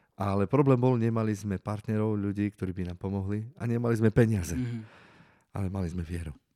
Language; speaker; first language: Slovak; non-native, local second language; Romany